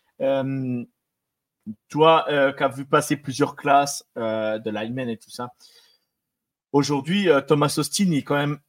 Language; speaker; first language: French; native; French